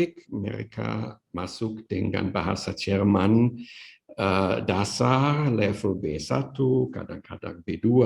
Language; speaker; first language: Indonesian; non-native, fluent; German